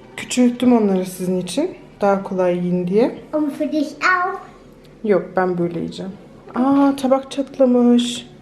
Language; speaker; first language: Turkish; early bilingual, heritage; Turkish